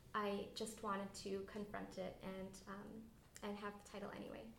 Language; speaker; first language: English; early bilingual, other home language; Bangla